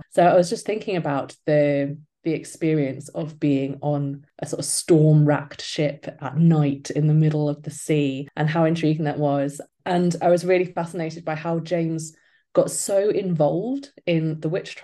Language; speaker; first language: English; native; English